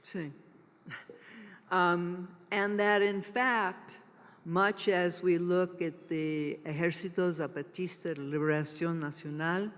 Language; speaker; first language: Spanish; non-native, learner; English